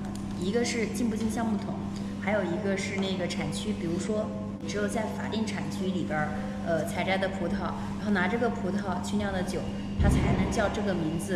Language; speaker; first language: Chinese; native; Chinese